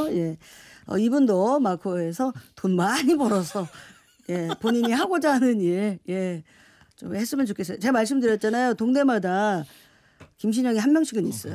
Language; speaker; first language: Korean; native; Korean